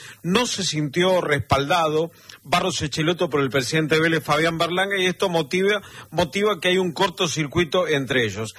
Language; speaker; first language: Spanish; native; Spanish